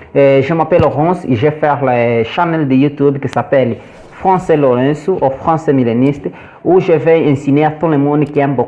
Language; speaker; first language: French; non-native, learner; Portuguese